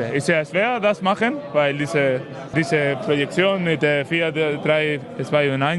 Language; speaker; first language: German; non-native, learner; Spanish